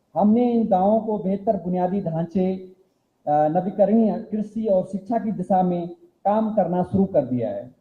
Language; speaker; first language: Hindi; native; Hindi